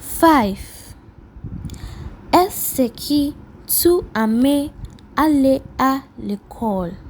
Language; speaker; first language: French; non-native, fluent; English